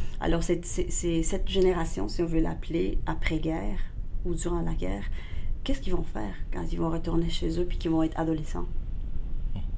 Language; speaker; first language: French; non-native, fluent; Spanish